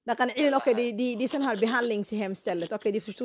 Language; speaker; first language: Swedish; non-native, fluent; Somali